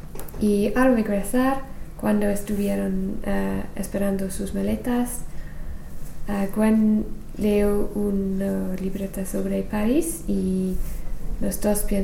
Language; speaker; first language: Spanish; non-native, learner; English